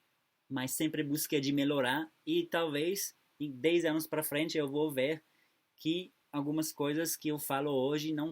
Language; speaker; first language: Portuguese; non-native, fluent; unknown